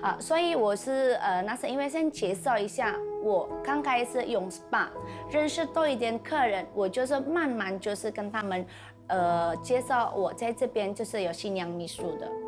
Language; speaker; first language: Chinese; non-native, fluent; Indonesian